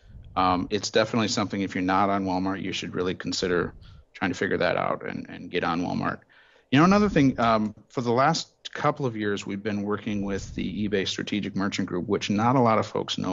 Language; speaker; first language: English; native; English